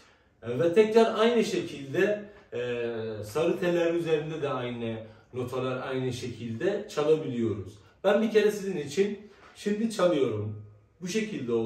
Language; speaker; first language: Turkish; non-native, fluent; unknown